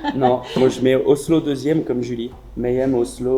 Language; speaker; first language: French; native; French